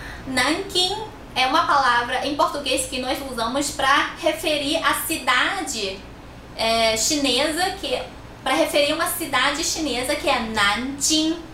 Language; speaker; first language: Portuguese; non-native, fluent; Chinese